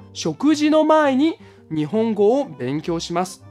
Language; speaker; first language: Japanese; non-native, fluent; Chinese